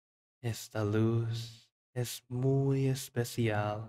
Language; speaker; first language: Spanish; non-native, fluent; English